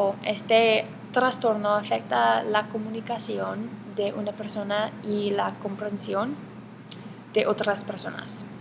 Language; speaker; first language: Spanish; non-native, learner; English